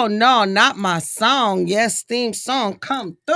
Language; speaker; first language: English; native; English